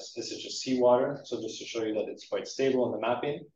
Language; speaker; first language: English; native; English